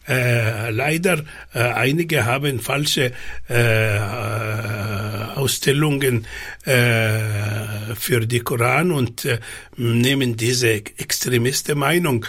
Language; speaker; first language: German; non-native, fluent; Arabic